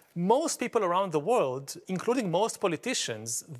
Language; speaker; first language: English; non-native, fluent; Hebrew